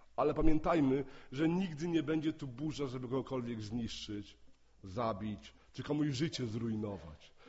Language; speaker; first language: Polish; native; Polish